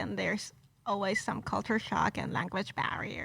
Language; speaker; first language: English; non-native, local second language; Chinese